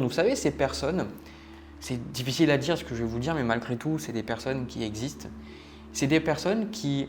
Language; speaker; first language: French; native; French